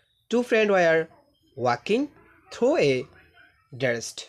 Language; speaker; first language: English; non-native, local second language; Bangla